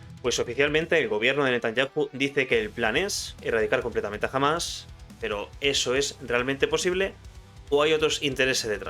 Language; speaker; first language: Spanish; native; Spanish